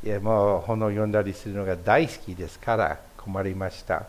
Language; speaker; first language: Japanese; non-native, fluent; English